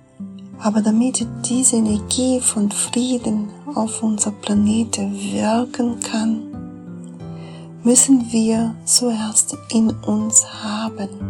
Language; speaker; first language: German; non-native, fluent; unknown